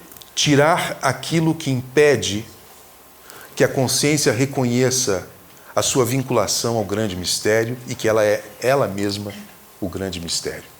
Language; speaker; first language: Portuguese; native; Portuguese